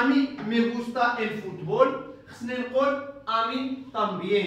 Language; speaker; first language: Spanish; non-native, fluent; Arabic